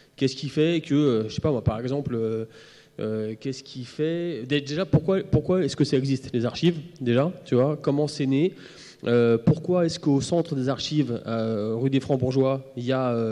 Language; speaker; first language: French; native; French